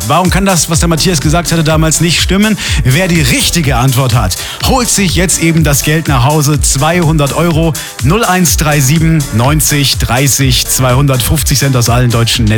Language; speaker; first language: German; native; German